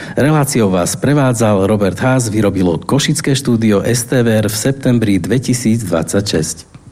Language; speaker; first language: Slovak; native; Slovak